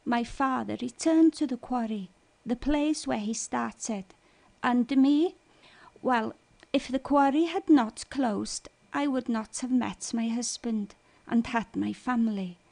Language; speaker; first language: English; non-native, local second language; Welsh